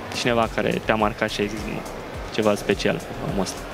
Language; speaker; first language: Romanian; native; Romanian